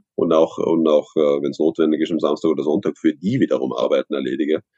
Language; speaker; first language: German; native; German